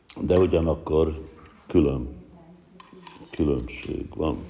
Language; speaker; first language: Hungarian; early bilingual, heritage; Hungarian